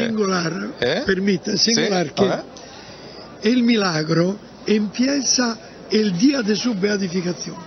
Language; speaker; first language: Spanish; non-native, fluent; Italian